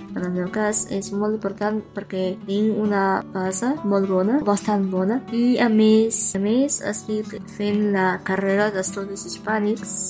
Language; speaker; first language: Catalan; non-native, learner; Romanian